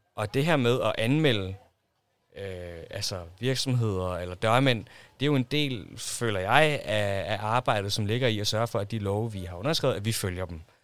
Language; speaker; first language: Danish; early bilingual, other home language; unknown